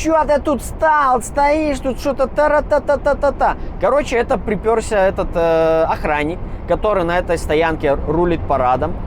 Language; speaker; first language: Russian; native; Russian